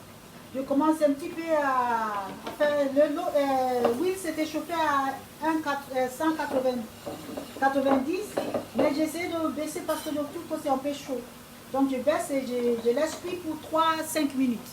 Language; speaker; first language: French; non-native, fluent; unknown